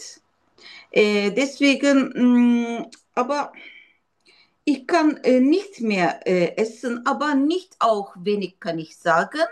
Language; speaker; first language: German; non-native, learner; Turkish